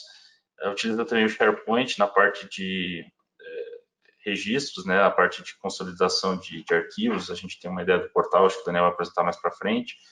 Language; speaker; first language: Portuguese; native; Portuguese